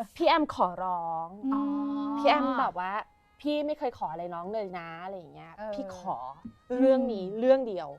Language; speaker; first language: Thai; non-native, fluent; English